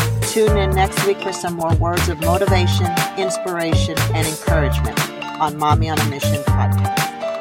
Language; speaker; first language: English; early bilingual, other home language; Spanish